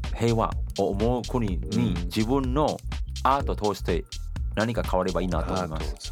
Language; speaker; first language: Japanese; non-native, fluent; Chinese